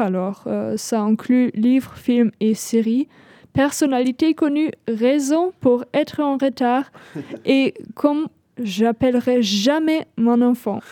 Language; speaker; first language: French; non-native, fluent; German